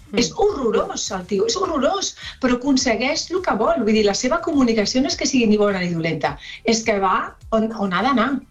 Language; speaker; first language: Catalan; non-native, local second language; Spanish